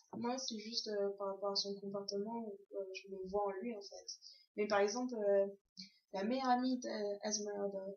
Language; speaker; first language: French; early bilingual, other home language; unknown